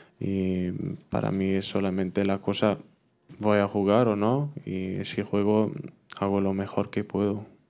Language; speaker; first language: Spanish; non-native, fluent; German